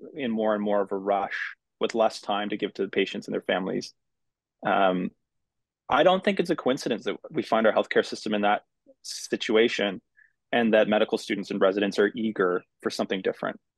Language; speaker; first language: English; native; English